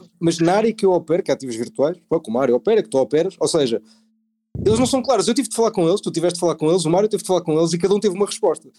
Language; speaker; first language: Portuguese; native; Portuguese